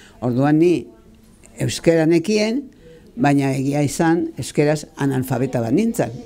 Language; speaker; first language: Basque; native; Basque